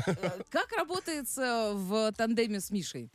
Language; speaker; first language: Russian; native; Russian